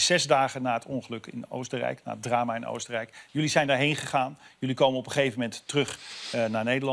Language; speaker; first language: Dutch; native; Dutch